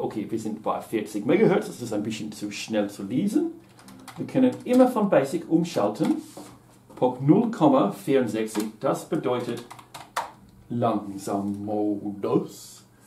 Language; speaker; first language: German; non-native, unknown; English